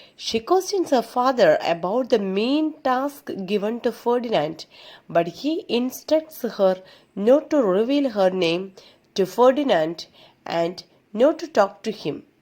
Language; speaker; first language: English; non-native, local second language; Malayalam